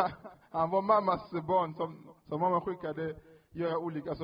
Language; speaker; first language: Swedish; non-native, fluent; French